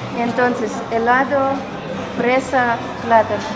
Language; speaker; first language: Spanish; non-native, fluent; Ukrainian